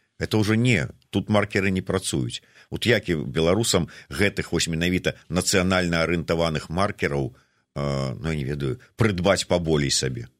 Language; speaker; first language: Belarusian; native; Belarusian